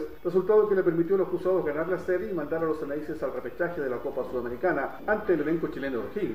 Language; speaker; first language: Spanish; native; Spanish